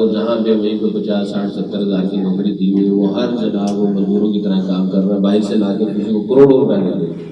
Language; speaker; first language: Urdu; non-native, local second language; Punjabi